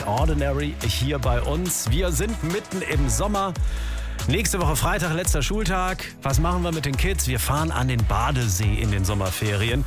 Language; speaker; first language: German; native; German